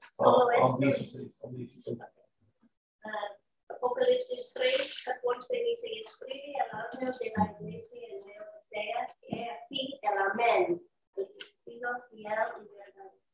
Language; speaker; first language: Spanish; non-native, learner; English